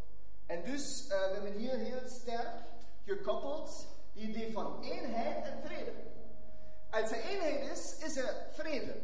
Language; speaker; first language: Dutch; non-native, fluent; German